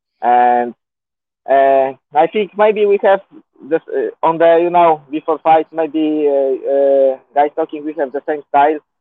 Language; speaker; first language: English; non-native, learner; Polish